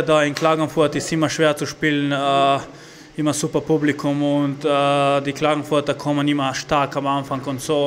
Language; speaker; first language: German; non-native, fluent; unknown